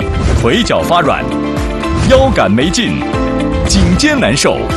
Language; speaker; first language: Chinese; native; Chinese